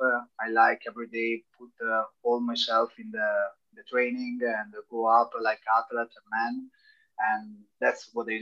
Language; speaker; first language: English; non-native, learner; Italian